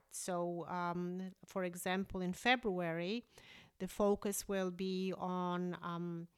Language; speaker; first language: English; early bilingual, other home language; Polish